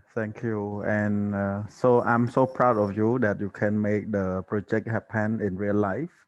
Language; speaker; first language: English; non-native, learner; Khmer